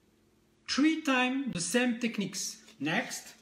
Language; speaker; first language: English; non-native, learner; French